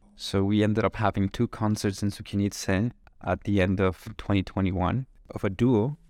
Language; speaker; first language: English; non-native, fluent; Spanish